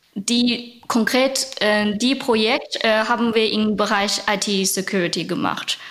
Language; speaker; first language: German; non-native, fluent; Chinese